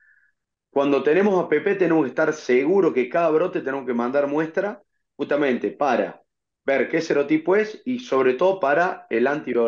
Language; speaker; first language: Spanish; native; Spanish